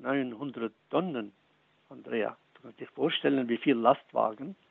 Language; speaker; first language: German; non-native, fluent; Arabic